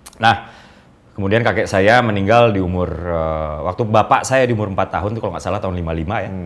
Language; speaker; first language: Indonesian; native; Indonesian